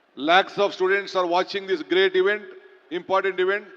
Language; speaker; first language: English; non-native, local second language; Kannada